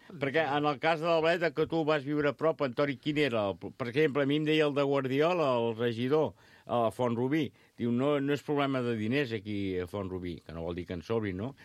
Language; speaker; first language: Catalan; native; Catalan